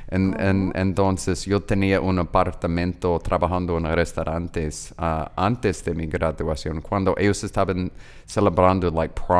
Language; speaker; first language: Spanish; non-native, learner; English